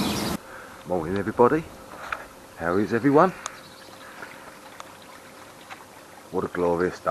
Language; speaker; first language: English; native; English